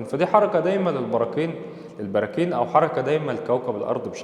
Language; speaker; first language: Arabic; native; Arabic